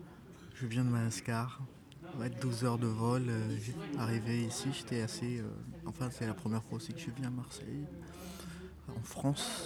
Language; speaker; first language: French; non-native, local second language; Malagasy